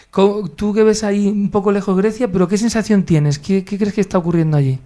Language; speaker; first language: Spanish; native; Spanish